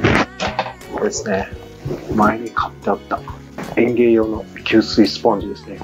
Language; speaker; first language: Japanese; native; Japanese